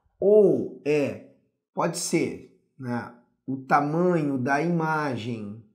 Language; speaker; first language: Portuguese; native; Portuguese